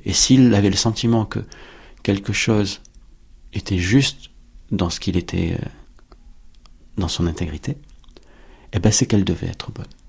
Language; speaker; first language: French; native; French